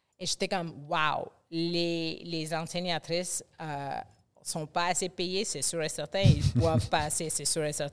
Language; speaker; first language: French; non-native, fluent; English